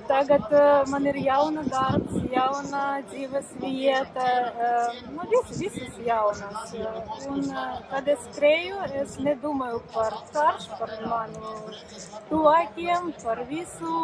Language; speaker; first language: Latvian; non-native, learner; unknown